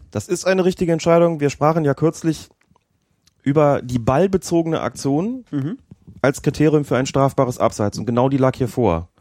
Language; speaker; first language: German; native; German